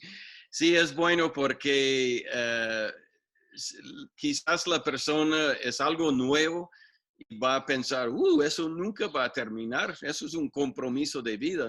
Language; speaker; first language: Spanish; non-native, fluent; English